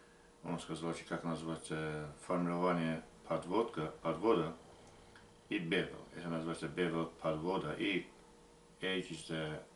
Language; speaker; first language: Russian; non-native, learner; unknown